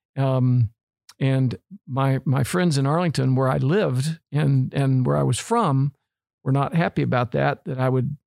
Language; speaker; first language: English; native; English